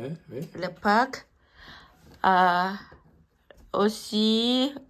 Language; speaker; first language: French; non-native, learner; Thai